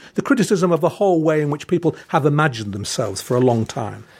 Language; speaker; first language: English; native; English